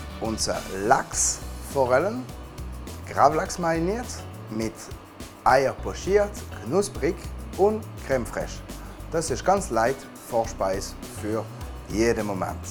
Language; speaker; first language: German; non-native, learner; French